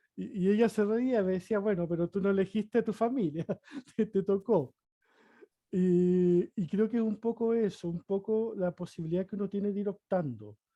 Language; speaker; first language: Spanish; native; Spanish